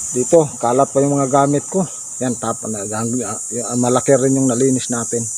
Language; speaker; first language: Filipino; non-native, local second language; Cebuano